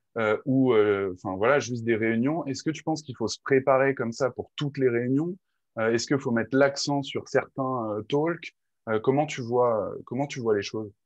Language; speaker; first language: French; native; French